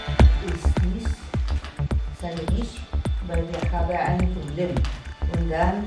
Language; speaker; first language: German; non-native, learner; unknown